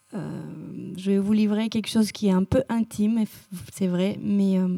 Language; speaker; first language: French; non-native, fluent; Romanian